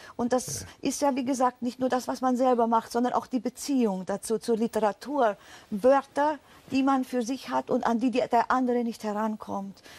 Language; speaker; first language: German; native; German